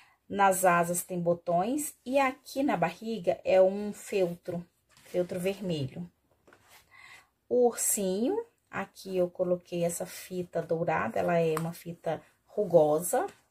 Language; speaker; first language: Portuguese; native; Portuguese